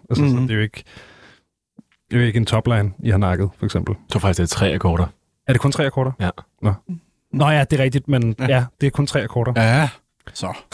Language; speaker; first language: Danish; native; Danish